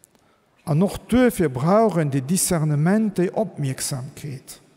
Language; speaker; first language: German; non-native, local second language; Luxembourgish